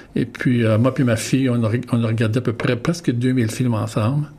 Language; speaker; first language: French; native; French